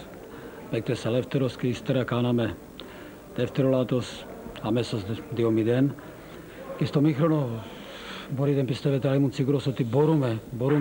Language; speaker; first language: Greek; non-native, fluent; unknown